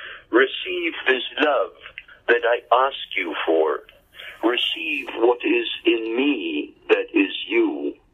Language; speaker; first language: English; early bilingual, heritage; English